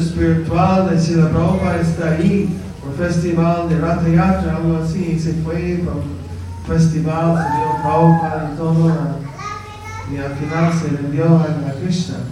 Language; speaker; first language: Spanish; non-native, fluent; English